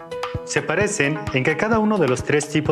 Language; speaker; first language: Spanish; native; Spanish